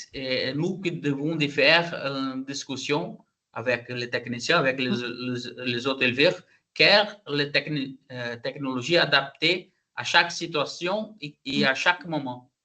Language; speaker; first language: French; non-native, learner; Portuguese